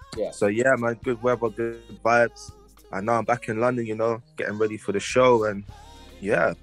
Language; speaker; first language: English; native; English